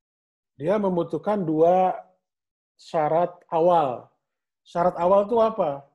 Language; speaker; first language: Indonesian; native; Indonesian